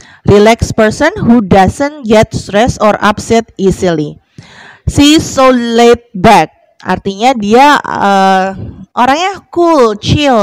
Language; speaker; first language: English; non-native, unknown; Indonesian